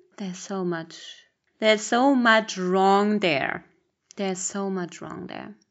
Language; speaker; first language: English; non-native, fluent; German